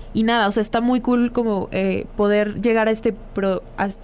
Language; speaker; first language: Spanish; native; Spanish